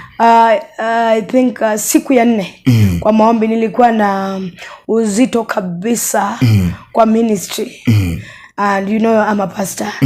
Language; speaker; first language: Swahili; non-native, local second language; Luo (Kenya and Tanzania)